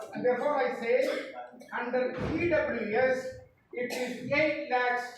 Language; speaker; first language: English; non-native, local second language; Malayalam